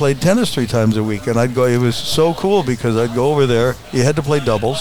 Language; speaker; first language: English; native; English